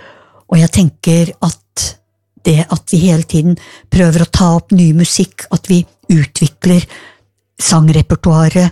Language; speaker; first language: Norwegian; native; Norwegian